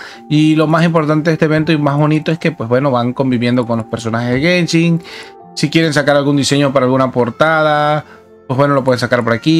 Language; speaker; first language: Spanish; native; Spanish